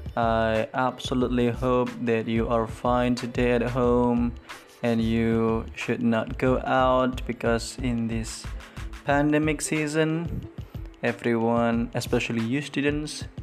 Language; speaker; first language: English; non-native, fluent; Indonesian